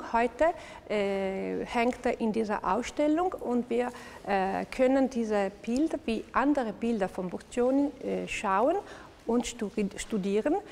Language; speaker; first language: German; non-native, local second language; Italian